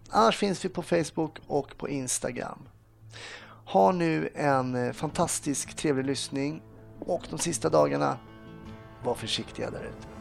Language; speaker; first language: Swedish; native; Swedish